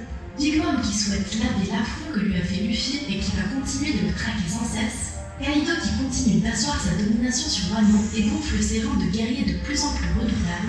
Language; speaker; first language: French; native; French